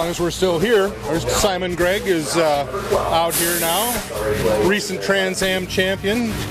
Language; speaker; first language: English; native; English